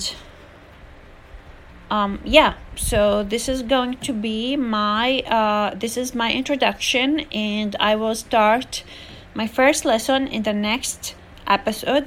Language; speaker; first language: English; non-native, fluent; Arabic